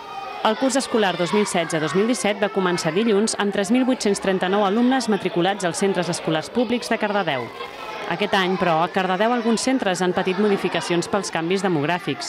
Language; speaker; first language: Catalan; native; Catalan